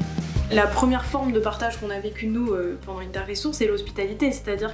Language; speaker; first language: French; native; French